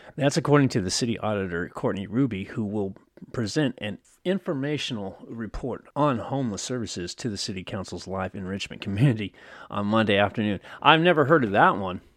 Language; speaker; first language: English; native; English